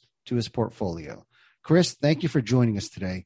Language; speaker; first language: English; native; English